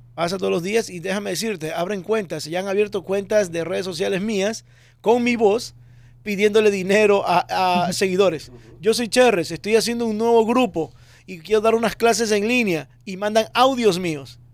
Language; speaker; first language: Spanish; native; Spanish